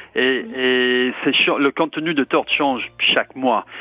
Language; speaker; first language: French; non-native, fluent; English